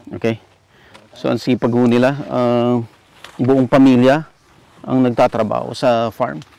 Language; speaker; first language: Filipino; native; Filipino